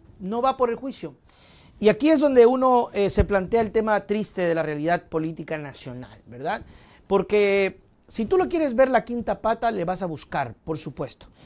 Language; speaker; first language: Spanish; native; Spanish